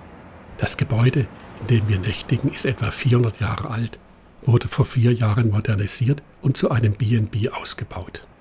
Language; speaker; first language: German; native; German